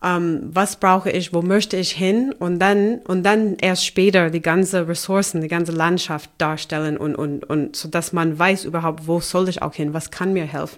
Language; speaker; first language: German; non-native, fluent; English